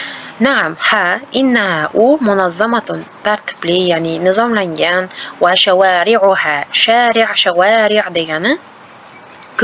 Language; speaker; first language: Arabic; non-native, fluent; Uzbek